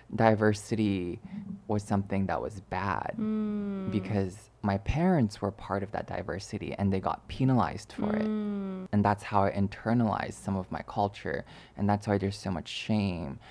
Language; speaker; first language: English; early bilingual, other home language; Chinese